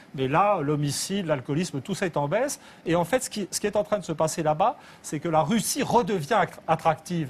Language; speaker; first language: French; native; French